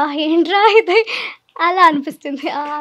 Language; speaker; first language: Telugu; non-native, learner; Malayalam